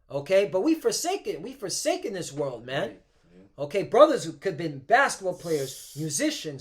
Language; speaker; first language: English; native; English